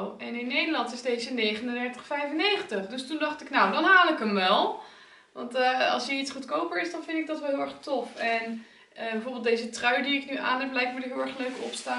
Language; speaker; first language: Dutch; native; Dutch